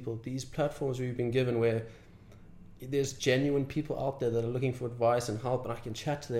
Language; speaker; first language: English; native; English